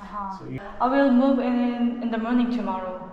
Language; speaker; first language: English; non-native, learner; Korean